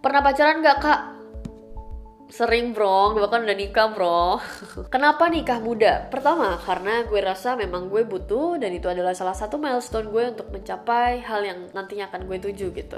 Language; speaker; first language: Indonesian; native; Indonesian